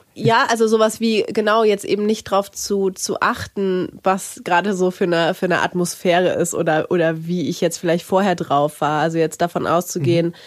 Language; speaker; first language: German; native; German